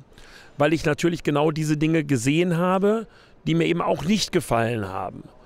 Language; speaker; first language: German; native; German